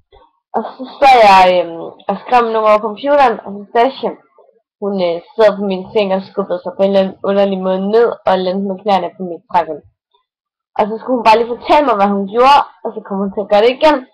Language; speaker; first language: Danish; native; Danish